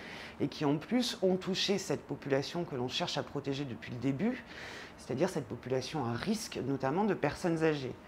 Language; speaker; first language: French; native; French